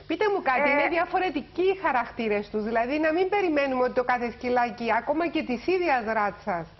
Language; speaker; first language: Greek; native; Greek